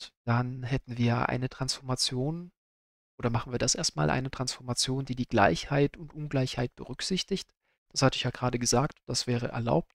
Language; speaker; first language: German; native; German